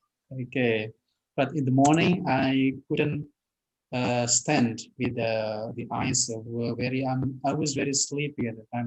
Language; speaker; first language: English; non-native, fluent; Indonesian